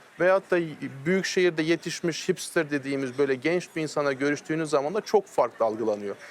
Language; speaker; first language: Turkish; early bilingual, heritage; Turkish